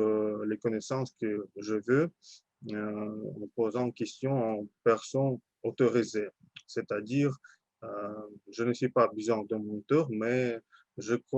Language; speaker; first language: French; non-native, learner; Russian